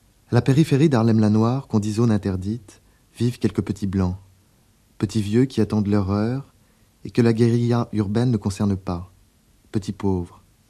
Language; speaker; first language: French; native; French